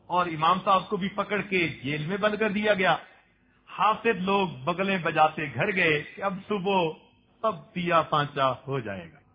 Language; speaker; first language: Urdu; non-native, local second language; Punjabi